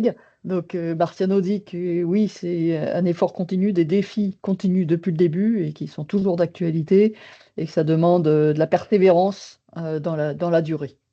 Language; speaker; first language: French; native; French